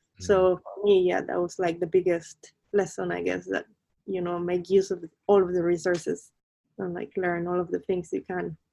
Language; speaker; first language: English; non-native, fluent; Spanish